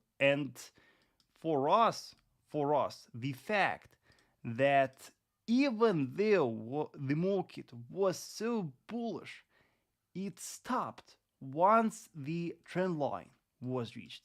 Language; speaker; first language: English; non-native, fluent; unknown